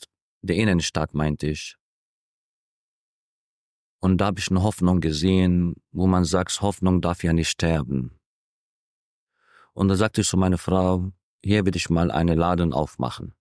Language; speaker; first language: German; non-native, fluent; Arabic